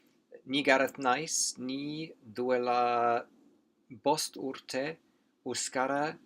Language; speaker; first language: Basque; non-native, learner; English